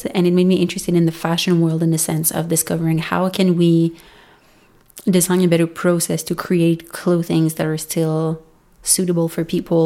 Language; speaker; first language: English; non-native, fluent; French